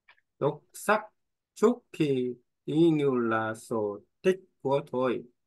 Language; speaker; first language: Vietnamese; non-native, learner; Korean